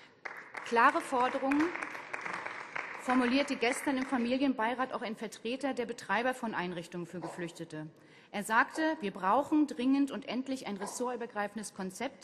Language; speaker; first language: German; native; German